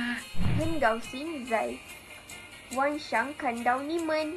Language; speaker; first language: Chinese; non-native, learner; Malay